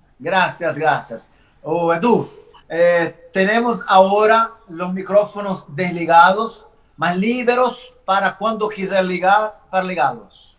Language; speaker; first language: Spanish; non-native, learner; Portuguese